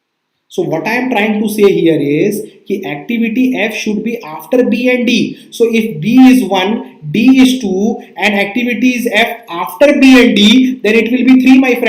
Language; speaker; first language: English; non-native, local second language; Hindi